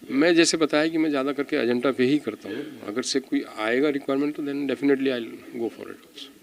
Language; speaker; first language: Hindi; non-native, local second language; Marathi